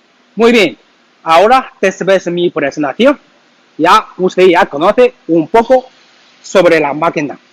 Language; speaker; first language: Spanish; non-native, learner; Chinese